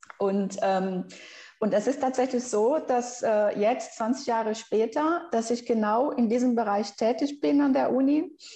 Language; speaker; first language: German; non-native, fluent; Portuguese